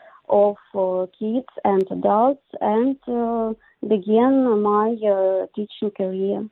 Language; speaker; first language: English; non-native, learner; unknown